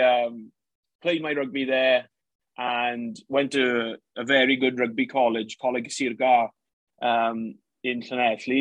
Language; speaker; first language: English; native; English